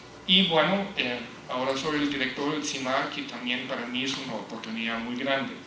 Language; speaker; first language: Spanish; non-native, fluent; German